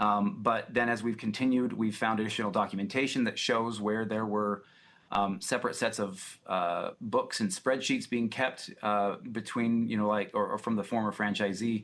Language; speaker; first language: English; native; English